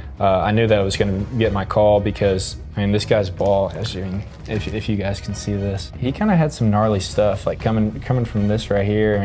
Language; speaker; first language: English; native; English